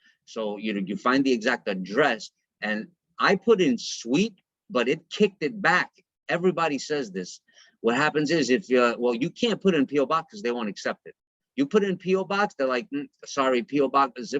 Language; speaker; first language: English; native; English